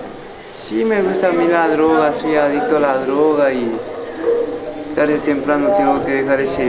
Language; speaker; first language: Spanish; native; Spanish